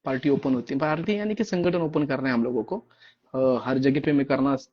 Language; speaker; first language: Hindi; non-native, local second language; Marathi